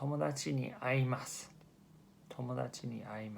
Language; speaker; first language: Japanese; non-native, fluent; English